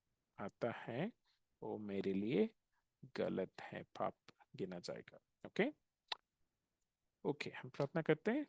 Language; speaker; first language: Hindi; non-native, local second language; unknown